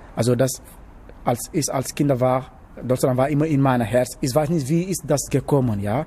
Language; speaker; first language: German; non-native, learner; Wolof